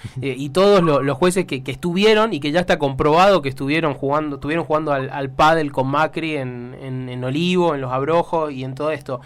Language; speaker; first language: Spanish; native; Spanish